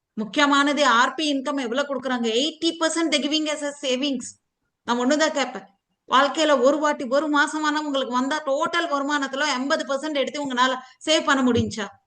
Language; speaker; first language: Tamil; non-native, fluent; Telugu